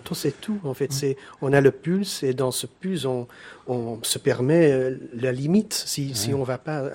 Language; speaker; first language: French; native; French